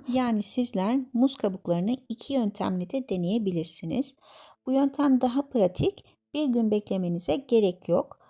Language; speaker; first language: Turkish; native; Turkish